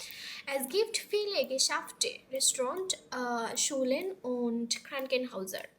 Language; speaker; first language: German; non-native, learner; Bangla